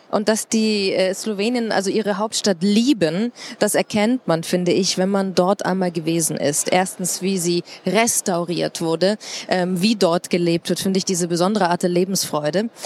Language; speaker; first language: German; native; German